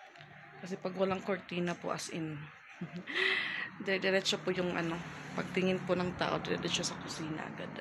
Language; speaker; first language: Filipino; native; Filipino